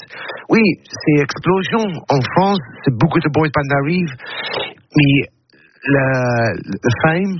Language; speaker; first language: French; non-native, learner; English